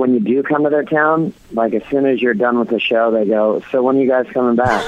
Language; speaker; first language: English; native; English